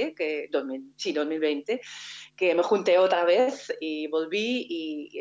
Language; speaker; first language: Spanish; non-native, fluent; Dutch